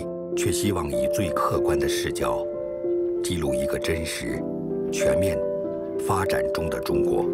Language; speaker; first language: Chinese; native; Chinese